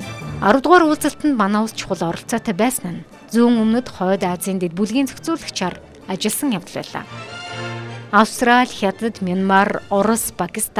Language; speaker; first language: Mongolian; native; Mongolian